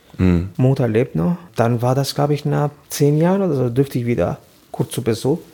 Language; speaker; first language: German; non-native, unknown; Albanian